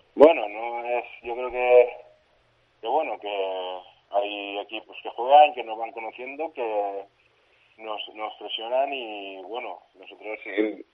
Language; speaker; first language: Spanish; native; Spanish